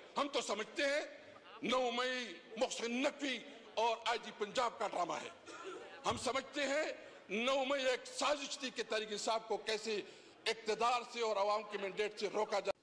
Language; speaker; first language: Urdu; non-native, local second language; Pashto